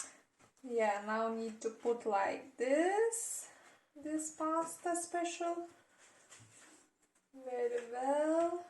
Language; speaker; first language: English; non-native, learner; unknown